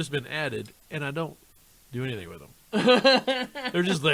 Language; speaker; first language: English; native; English